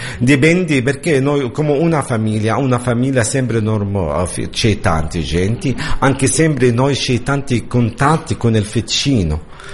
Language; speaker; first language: Italian; non-native, learner; Arabic